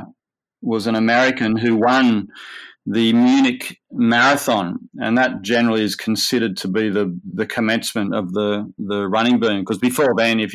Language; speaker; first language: English; native; English